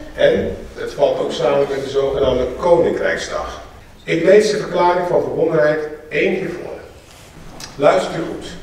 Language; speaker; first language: Dutch; native; Dutch